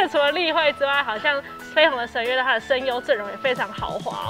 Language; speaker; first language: Chinese; native; Chinese